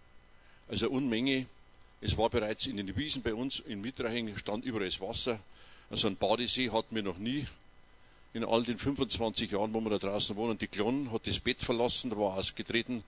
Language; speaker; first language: German; native; German